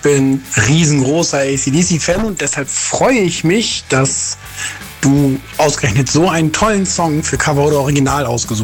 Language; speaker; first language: German; native; German